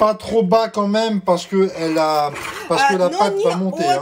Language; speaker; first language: French; native; French